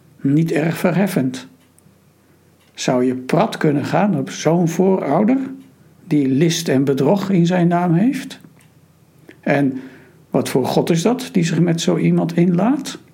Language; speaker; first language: Dutch; native; Dutch